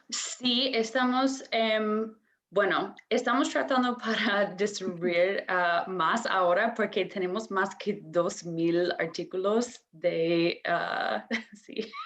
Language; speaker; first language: Spanish; non-native, fluent; English